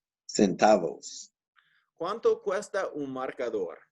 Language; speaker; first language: Spanish; non-native, fluent; English